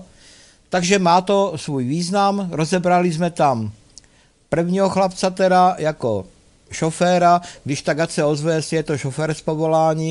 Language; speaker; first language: Czech; native; Czech